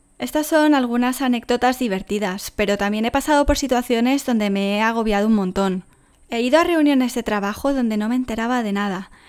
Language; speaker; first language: Spanish; native; Spanish